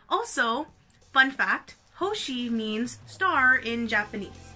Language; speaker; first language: English; native; English